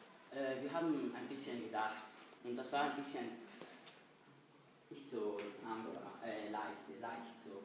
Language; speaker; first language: German; non-native, local second language; Italian